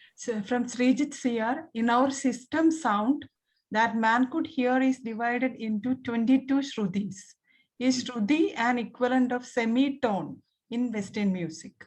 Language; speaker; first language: English; non-native, local second language; Malayalam